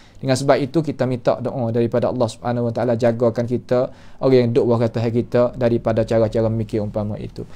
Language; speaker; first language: Malay; native; Malay